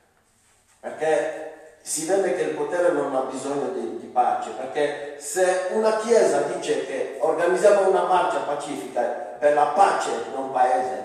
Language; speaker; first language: Italian; non-native, fluent; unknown